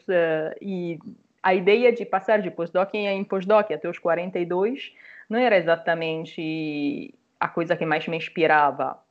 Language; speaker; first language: Portuguese; non-native, fluent; Italian